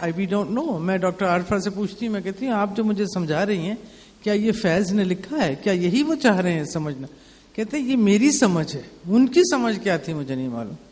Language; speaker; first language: Urdu; non-native, local second language; Punjabi